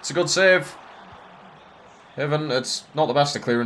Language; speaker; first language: English; native; English